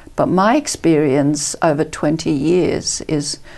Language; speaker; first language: English; early bilingual, other home language; Italian